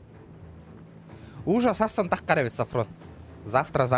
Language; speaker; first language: Russian; native; Russian